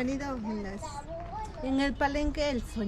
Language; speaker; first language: Spanish; native; Spanish